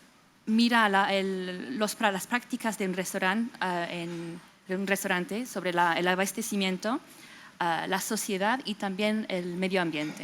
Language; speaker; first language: Spanish; non-native, fluent; English